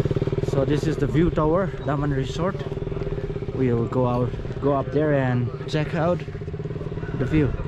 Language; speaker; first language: English; non-native, fluent; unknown